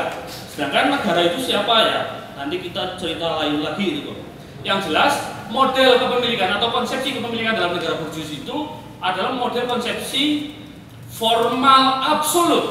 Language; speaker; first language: Indonesian; native; Indonesian